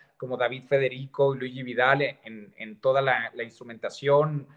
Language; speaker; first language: Spanish; native; Spanish